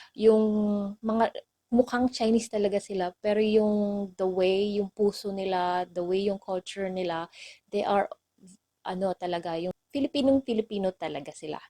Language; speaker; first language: Filipino; non-native, local second language; Cebuano